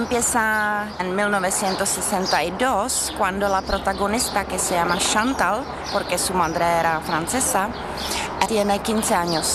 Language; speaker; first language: Spanish; non-native, learner; Czech